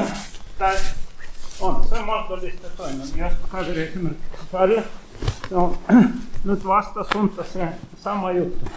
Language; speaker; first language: Finnish; non-native, learner; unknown